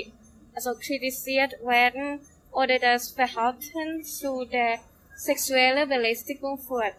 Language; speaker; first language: German; non-native, learner; Thai